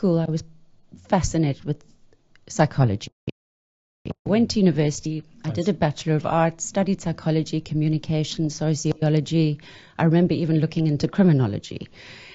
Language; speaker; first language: English; native; English